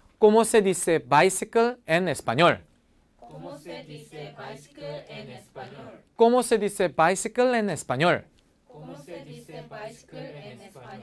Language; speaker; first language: Spanish; non-native, fluent; Korean